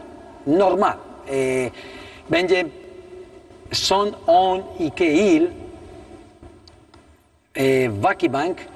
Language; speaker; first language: Turkish; non-native, learner; Italian